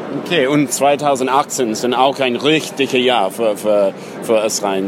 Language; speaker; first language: German; non-native, learner; English